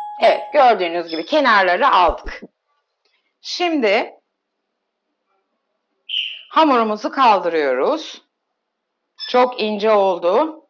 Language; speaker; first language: Turkish; native; Turkish